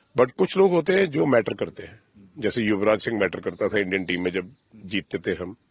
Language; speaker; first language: Hindi; non-native, local second language; Punjabi